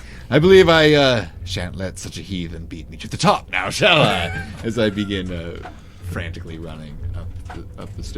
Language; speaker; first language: English; native; English